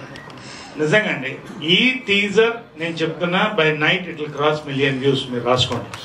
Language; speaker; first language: Telugu; native; Telugu